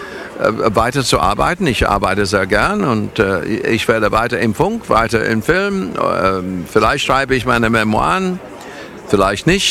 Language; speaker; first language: German; non-native, fluent; English